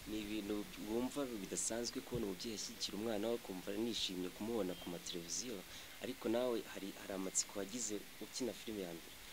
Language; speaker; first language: Kinyarwanda; native; Kinyarwanda